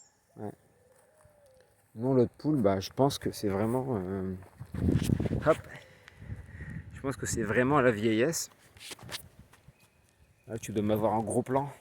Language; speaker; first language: French; native; French